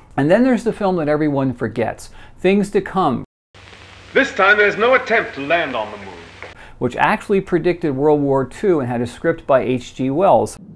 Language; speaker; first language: English; native; English